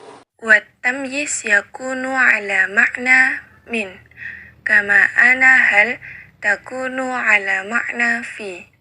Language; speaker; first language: Arabic; non-native, learner; Indonesian